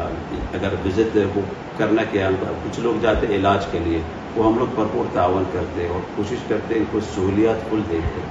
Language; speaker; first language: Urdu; non-native, fluent; Arabic